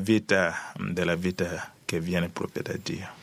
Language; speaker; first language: Italian; non-native, learner; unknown